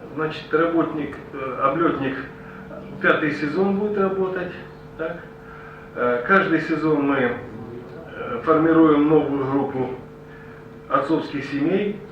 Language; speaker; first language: Russian; native; Russian